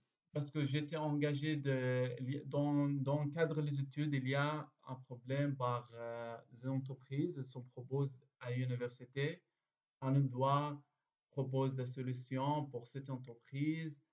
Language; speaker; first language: French; non-native, learner; Arabic